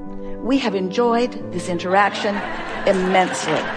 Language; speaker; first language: English; native; English